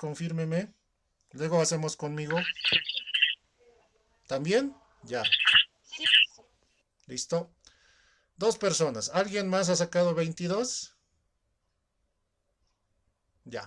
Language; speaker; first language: Spanish; native; Spanish